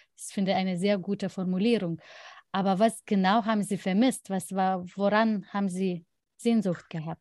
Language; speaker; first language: German; non-native, fluent; Lithuanian